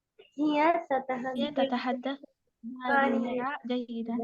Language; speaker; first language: Arabic; non-native, learner; Tamil